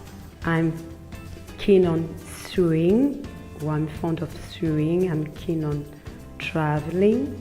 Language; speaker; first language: English; non-native, fluent; French